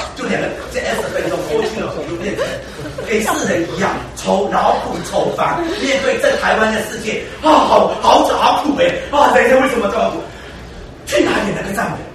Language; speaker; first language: Chinese; early bilingual, heritage; Chinese